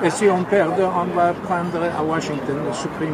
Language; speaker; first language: French; non-native, fluent; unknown